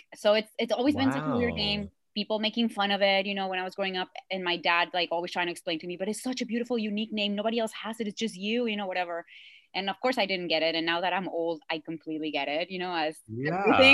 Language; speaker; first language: English; non-native, fluent; Spanish